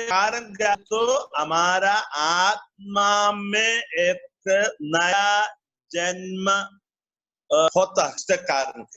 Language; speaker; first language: Hindi; non-native, learner; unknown